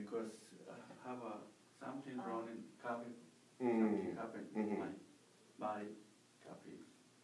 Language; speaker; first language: English; non-native, learner; Spanish